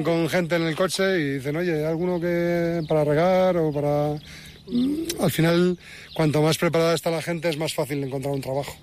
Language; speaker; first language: Spanish; native; Spanish